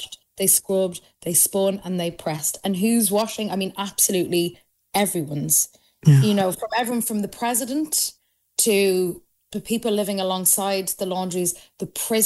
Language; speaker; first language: English; native; English